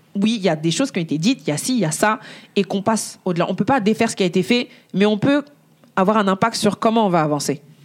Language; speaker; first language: French; early bilingual, other home language; Bambara